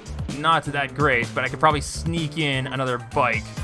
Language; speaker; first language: English; native; English